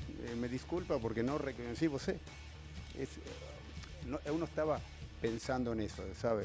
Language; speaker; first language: Portuguese; non-native, learner; Spanish